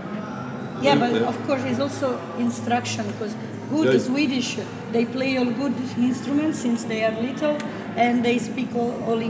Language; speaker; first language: English; non-native, fluent; Italian